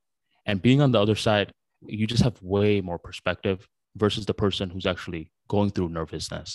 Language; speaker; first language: English; early bilingual, other home language; Bangla